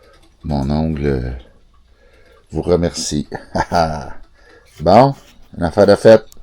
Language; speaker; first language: French; native; French